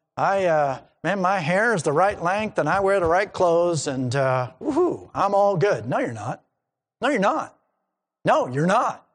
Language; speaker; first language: English; native; English